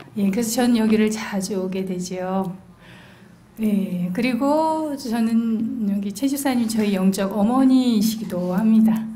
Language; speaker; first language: Korean; native; Korean